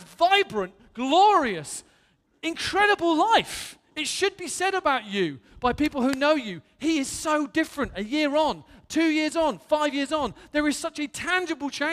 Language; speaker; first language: English; native; English